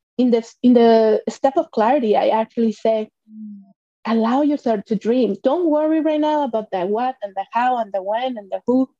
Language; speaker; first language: English; non-native, fluent; Spanish